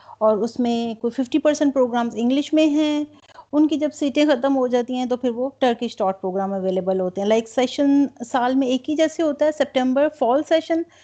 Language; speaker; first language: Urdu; non-native, local second language; Punjabi